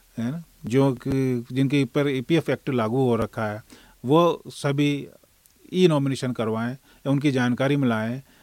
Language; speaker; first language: Hindi; native; Hindi